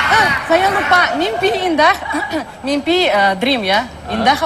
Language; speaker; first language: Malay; non-native, learner; Russian